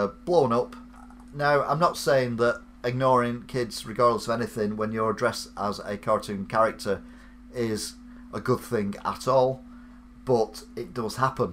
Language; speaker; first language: English; native; English